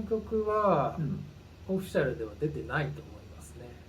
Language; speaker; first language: Japanese; native; Japanese